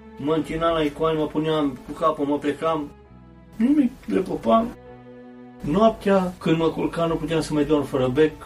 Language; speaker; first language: Romanian; early bilingual, heritage; Romanian